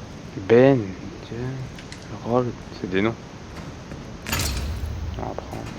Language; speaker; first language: French; native; French